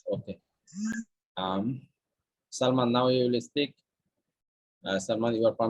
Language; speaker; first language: English; non-native, fluent; Bangla